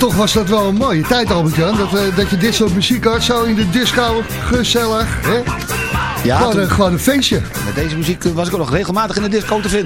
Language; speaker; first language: Dutch; native; Dutch